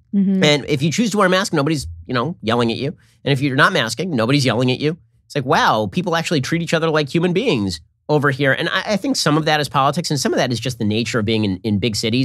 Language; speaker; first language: English; native; English